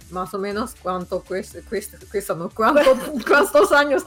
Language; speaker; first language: Spanish; non-native, fluent; Japanese